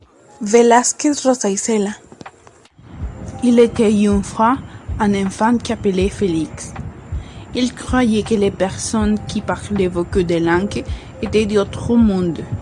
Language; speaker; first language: French; non-native, learner; Spanish